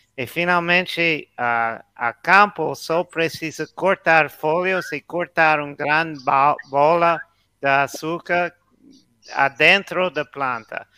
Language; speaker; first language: Portuguese; non-native, learner; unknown